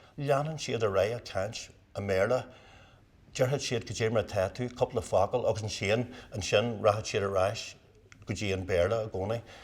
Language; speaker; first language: Irish; non-native, local second language; English